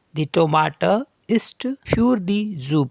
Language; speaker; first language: German; non-native, fluent; Hindi